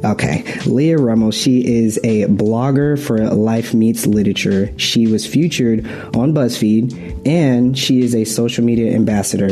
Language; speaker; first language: English; native; English